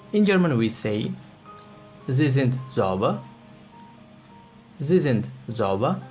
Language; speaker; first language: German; non-native, fluent; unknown